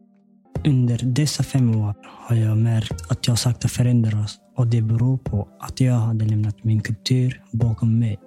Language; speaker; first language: Swedish; early bilingual, other home language; Somali